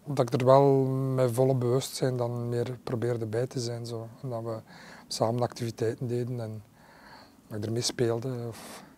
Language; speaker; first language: Dutch; early bilingual, other home language; Arabic